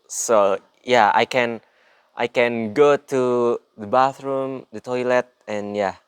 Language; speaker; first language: English; non-native, learner; Indonesian